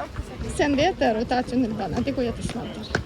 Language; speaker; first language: Swedish; non-native, learner; Russian